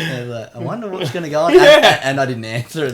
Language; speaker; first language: English; native; English